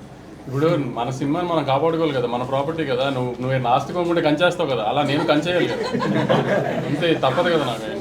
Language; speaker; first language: Telugu; native; Telugu